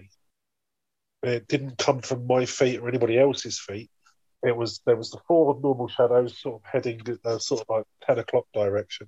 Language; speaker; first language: English; native; English